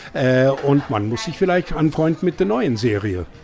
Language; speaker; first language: German; non-native, fluent; English